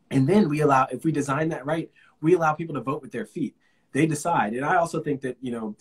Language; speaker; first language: English; native; English